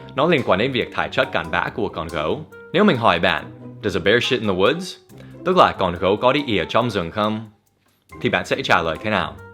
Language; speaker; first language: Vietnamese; non-native, fluent; English